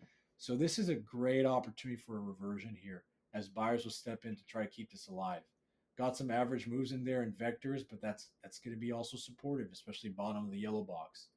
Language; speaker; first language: English; native; English